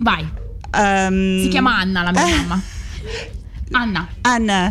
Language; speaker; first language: Italian; native; Italian